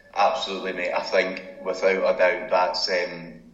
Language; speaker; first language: English; native; English